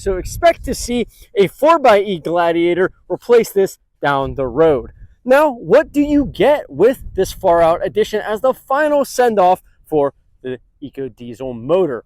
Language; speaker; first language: English; native; English